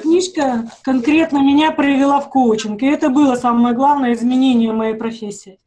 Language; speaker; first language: Russian; native; Russian